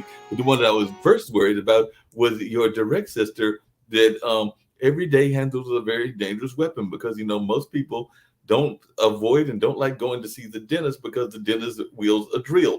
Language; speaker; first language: English; native; English